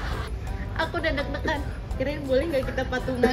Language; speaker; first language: Indonesian; native; Indonesian